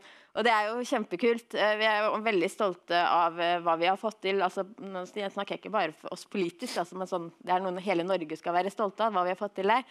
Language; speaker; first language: Norwegian; native; Norwegian